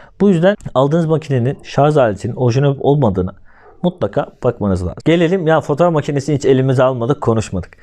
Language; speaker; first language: Turkish; native; Turkish